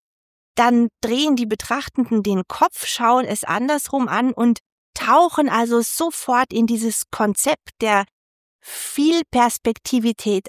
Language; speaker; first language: German; native; German